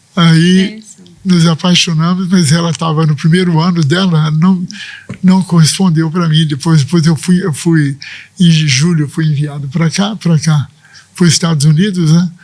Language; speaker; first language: Portuguese; native; Portuguese